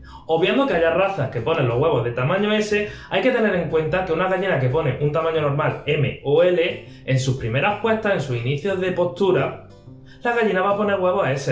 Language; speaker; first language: Spanish; native; Spanish